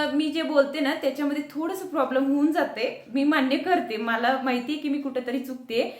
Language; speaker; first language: Marathi; non-native, local second language; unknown